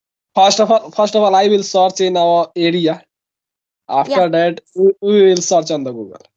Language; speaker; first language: English; non-native, local second language; Hindi